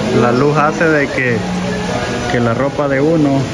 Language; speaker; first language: Spanish; native; Spanish